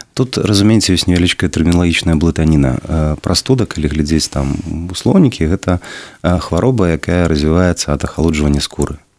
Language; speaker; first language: Belarusian; non-native, local second language; Russian